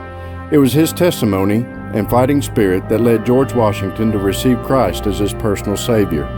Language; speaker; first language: English; native; English